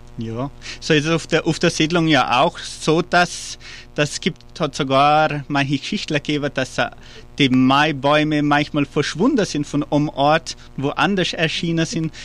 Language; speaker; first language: German; early bilingual, heritage; German